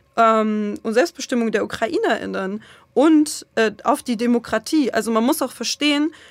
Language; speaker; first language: German; early bilingual, other home language; Russian